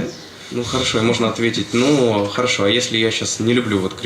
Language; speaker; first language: Russian; native; Russian